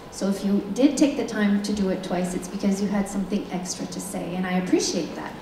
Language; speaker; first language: English; non-native, local second language; French